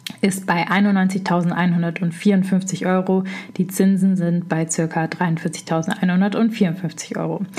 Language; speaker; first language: German; native; German